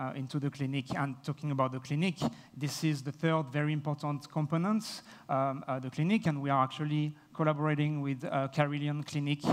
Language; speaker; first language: English; non-native, fluent; French